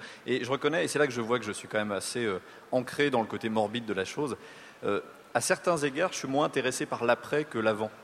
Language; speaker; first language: French; native; French